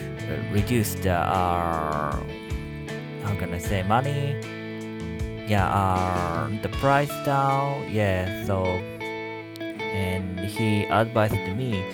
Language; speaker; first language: English; non-native, learner; Japanese